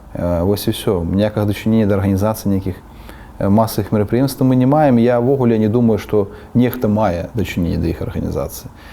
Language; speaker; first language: Belarusian; non-native, local second language; Russian